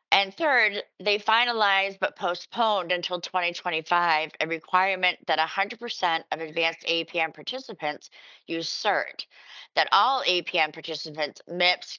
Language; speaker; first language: English; native; English